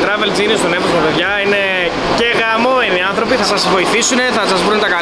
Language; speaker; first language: Greek; native; Greek